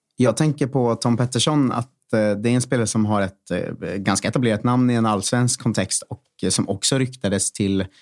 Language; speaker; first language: Swedish; native; Swedish